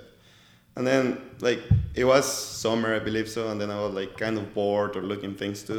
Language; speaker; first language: English; non-native, fluent; Spanish